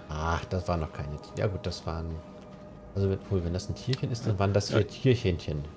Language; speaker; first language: German; native; German